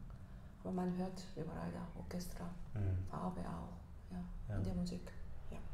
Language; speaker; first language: German; non-native, fluent; Korean